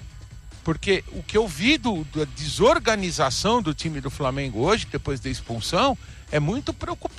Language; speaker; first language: Portuguese; native; Portuguese